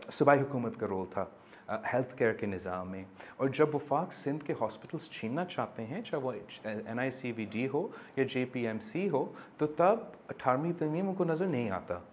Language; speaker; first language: Urdu; non-native, local second language; English